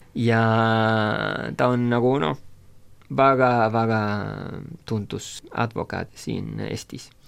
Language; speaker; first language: Estonian; non-native, fluent; Spanish